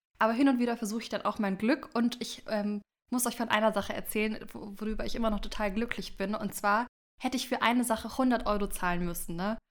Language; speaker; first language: German; early bilingual, other home language; Amharic